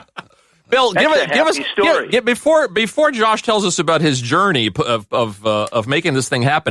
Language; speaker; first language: English; native; English